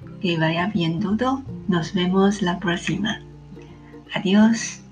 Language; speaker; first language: Spanish; non-native, learner; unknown